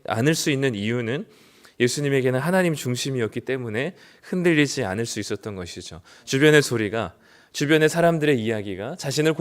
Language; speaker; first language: Korean; native; Korean